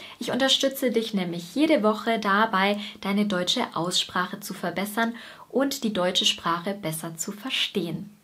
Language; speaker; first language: German; native; German